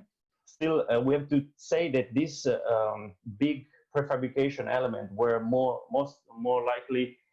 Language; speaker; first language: English; non-native, fluent; Italian